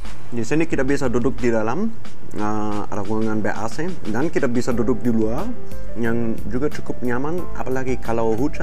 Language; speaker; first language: Indonesian; non-native, fluent; German